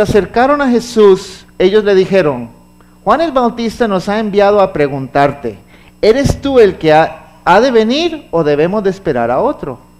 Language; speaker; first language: Spanish; native; Spanish